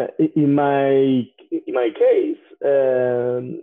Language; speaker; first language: English; non-native, fluent; Spanish